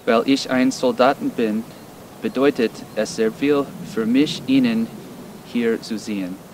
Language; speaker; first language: German; non-native, learner; English